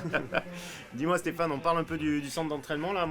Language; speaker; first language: French; native; French